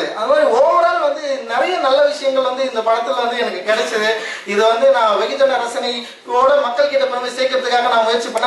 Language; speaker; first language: Tamil; native; Tamil